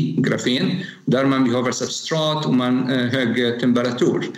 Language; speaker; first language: Swedish; non-native, learner; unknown